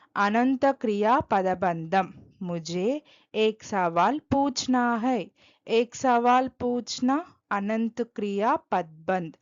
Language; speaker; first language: Hindi; non-native, local second language; Telugu